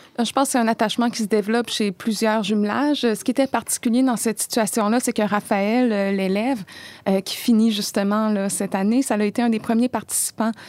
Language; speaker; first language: French; native; French